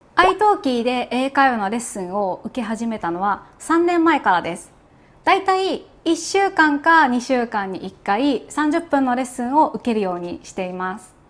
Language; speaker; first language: Japanese; native; Japanese